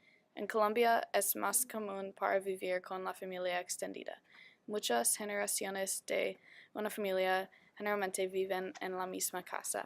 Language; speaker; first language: Spanish; non-native, learner; English